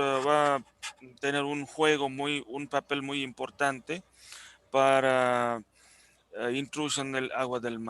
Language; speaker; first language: Spanish; non-native, fluent; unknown